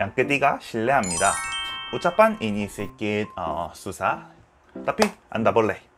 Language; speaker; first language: Indonesian; non-native, learner; Korean